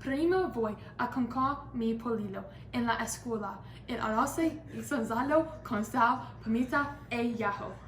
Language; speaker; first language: Spanish; non-native, learner; English